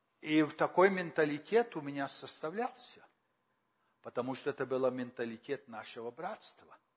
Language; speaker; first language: Russian; early bilingual, heritage; Russian